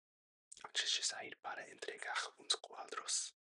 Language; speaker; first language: Portuguese; non-native, learner; English